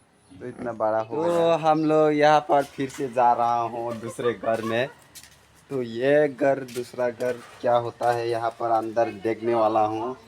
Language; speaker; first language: Hindi; non-native, local second language; Kok Borok